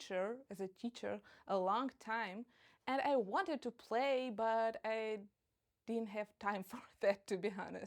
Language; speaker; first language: English; non-native, fluent; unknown